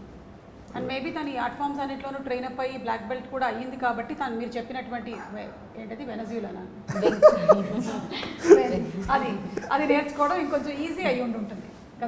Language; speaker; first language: Telugu; native; Telugu